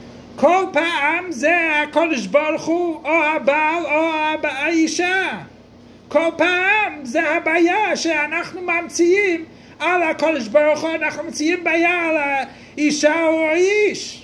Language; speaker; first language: Hebrew; non-native, fluent; English